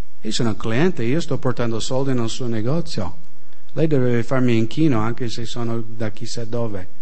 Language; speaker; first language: Italian; non-native, fluent; English